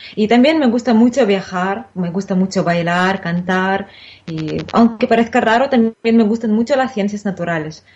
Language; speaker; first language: Spanish; non-native, fluent; Russian